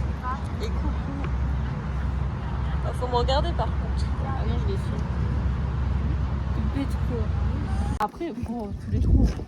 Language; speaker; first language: French; native; French